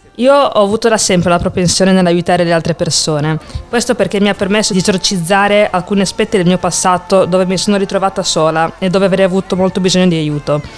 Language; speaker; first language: Italian; native; Italian